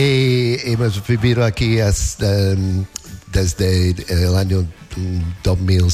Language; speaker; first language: Spanish; non-native, learner; English